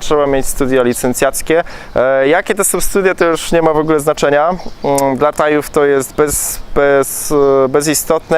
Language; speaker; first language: Polish; native; Polish